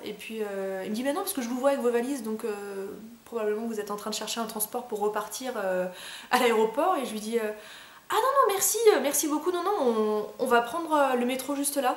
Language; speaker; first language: French; native; French